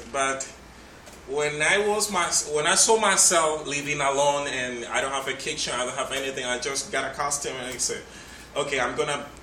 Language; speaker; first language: English; non-native, fluent; Spanish